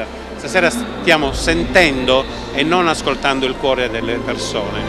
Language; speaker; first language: Italian; native; Italian